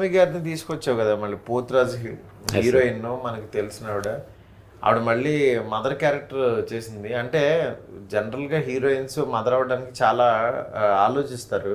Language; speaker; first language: Telugu; native; Telugu